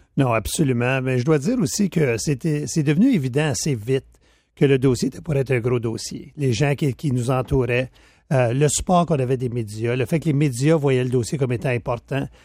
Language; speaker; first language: French; native; French